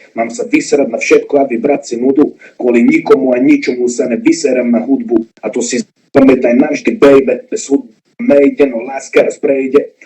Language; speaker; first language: Slovak; non-native, local second language; Hungarian